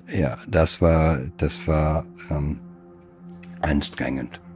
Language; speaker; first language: German; non-native, fluent; English